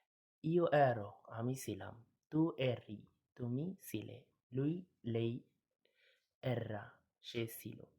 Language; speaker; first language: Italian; non-native, learner; Bangla